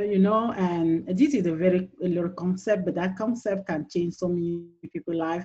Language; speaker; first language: English; non-native, local second language; French